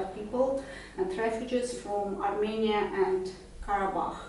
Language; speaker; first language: English; non-native, fluent; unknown